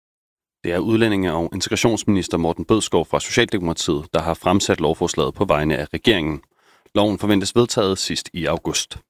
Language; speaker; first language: Danish; native; Danish